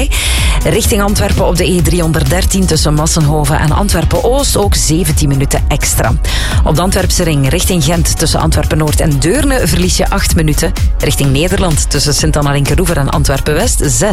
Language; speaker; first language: Dutch; native; Dutch